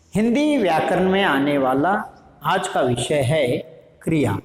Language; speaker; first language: Hindi; non-native, local second language; Kannada